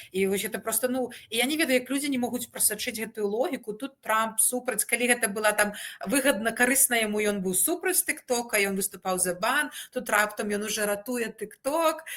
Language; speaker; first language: Belarusian; native; Belarusian